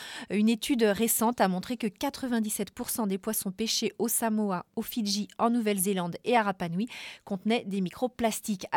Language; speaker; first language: French; native; French